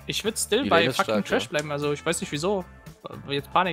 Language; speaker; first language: German; native; German